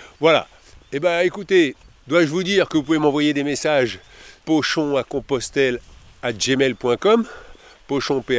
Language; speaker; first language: French; native; French